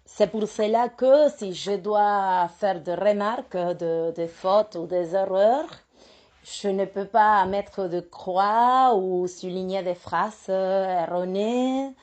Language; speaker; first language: French; non-native, fluent; Spanish